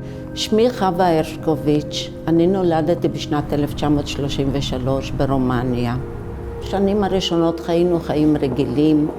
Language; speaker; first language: Hebrew; early bilingual, other home language; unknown